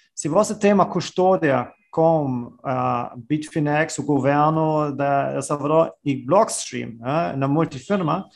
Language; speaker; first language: Portuguese; non-native, fluent; German